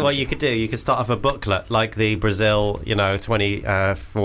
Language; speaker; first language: English; native; English